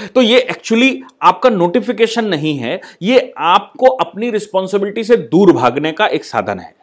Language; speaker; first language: Hindi; native; Hindi